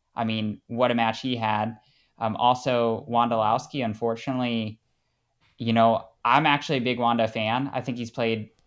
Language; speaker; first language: English; native; English